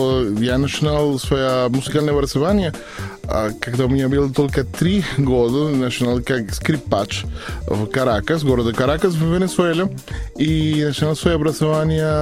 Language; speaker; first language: Russian; non-native, learner; Spanish